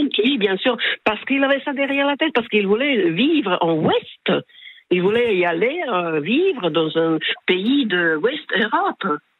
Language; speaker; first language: French; non-native, fluent; Slovak